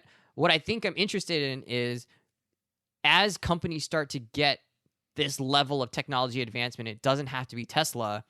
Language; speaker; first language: English; native; English